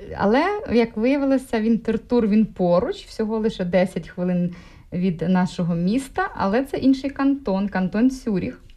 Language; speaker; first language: Ukrainian; non-native, local second language; Russian